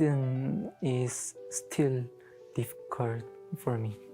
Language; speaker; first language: English; non-native, learner; Korean